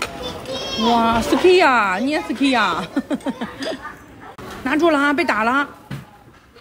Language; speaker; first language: Chinese; native; Chinese